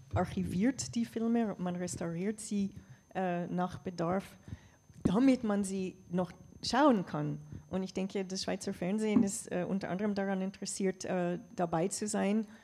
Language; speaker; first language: German; non-native, fluent; English